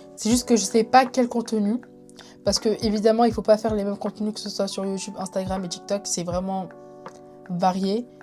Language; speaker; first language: French; early bilingual, other home language; Spanish